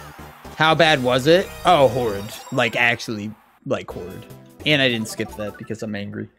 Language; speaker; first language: English; native; English